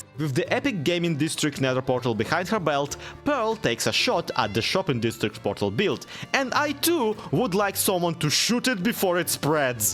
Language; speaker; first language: English; native; English